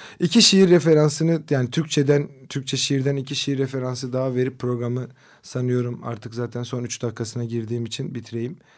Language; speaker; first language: Turkish; non-native, local second language; Kurdish